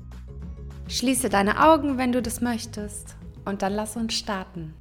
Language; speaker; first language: German; native; German